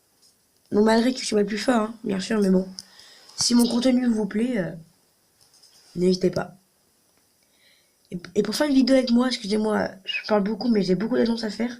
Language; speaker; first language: French; native; French